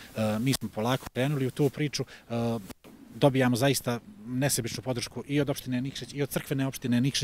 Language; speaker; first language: Croatian; native; Croatian